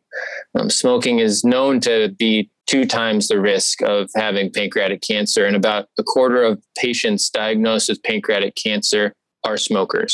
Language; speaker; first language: English; native; English